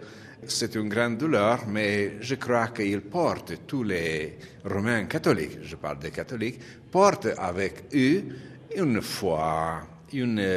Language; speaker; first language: French; non-native, fluent; Romanian